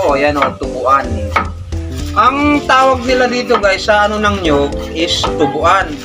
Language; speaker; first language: Filipino; non-native, local second language; Iloko